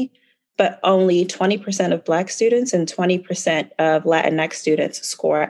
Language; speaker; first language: English; native; English